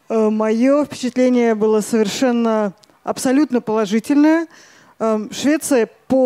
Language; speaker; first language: Russian; native; Russian